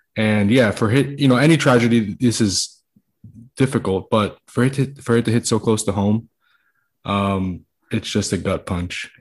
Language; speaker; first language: English; native; English